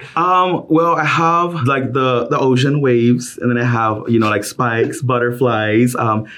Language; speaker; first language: English; early bilingual, other home language; Spanish